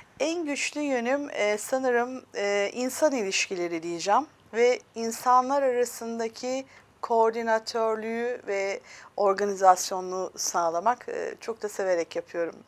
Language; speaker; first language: Turkish; early bilingual, heritage; Turkish